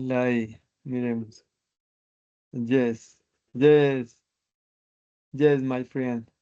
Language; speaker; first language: English; non-native, learner; Spanish